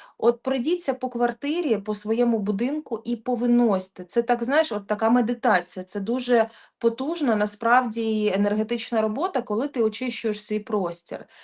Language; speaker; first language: Ukrainian; non-native, local second language; Russian